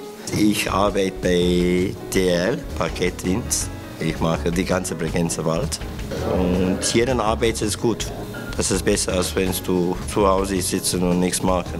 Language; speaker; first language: German; non-native, learner; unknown